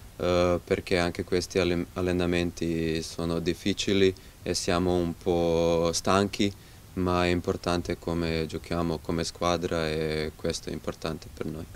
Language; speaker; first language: Italian; non-native, learner; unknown